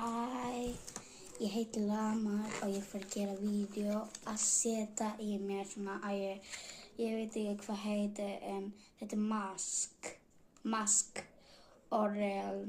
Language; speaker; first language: Icelandic; non-native, learner; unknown